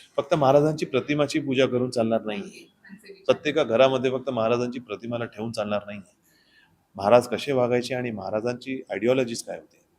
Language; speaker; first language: Marathi; non-native, local second language; Hindi